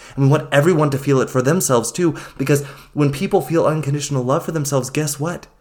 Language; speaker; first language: English; native; English